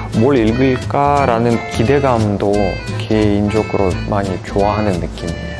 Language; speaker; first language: Korean; non-native, fluent; Russian